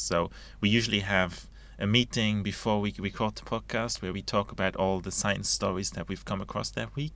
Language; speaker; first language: English; non-native, fluent; Luxembourgish